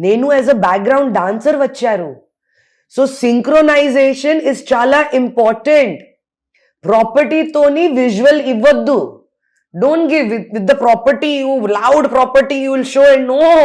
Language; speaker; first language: Telugu; non-native, learner; Hindi